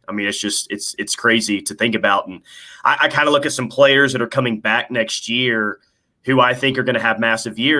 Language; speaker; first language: English; native; English